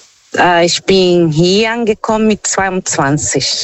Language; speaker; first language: German; non-native, fluent; Portuguese